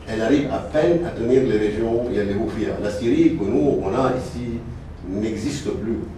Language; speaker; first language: French; non-native, local second language; Arabic